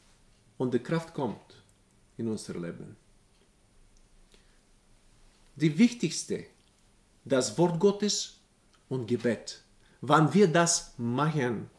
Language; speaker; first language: German; non-native, learner; Bulgarian